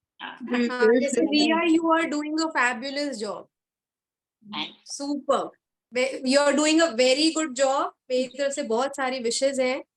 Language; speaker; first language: Hindi; native; Hindi